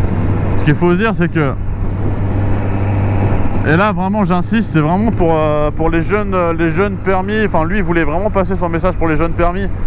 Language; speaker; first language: French; native; French